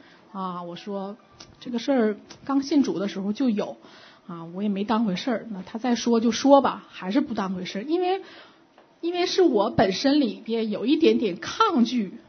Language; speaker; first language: Chinese; native; Chinese